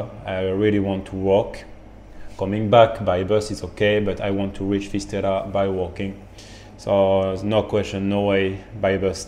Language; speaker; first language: English; non-native, fluent; French